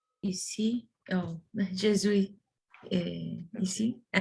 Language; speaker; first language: French; non-native, learner; Spanish